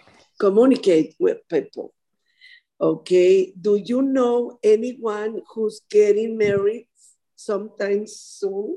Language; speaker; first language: English; non-native, learner; Spanish